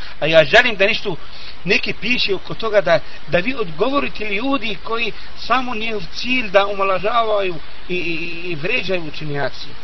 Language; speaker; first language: Bosnian; non-native, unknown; Arabic